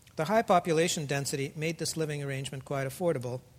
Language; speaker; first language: English; early bilingual, other home language; Russian